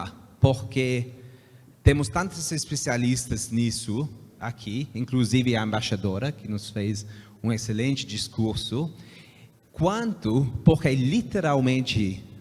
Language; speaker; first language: Portuguese; non-native, fluent; English